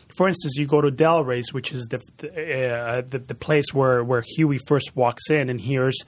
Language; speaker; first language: English; early bilingual, other home language; Spanish